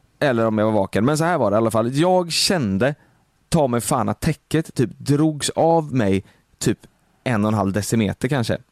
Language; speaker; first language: Swedish; native; Swedish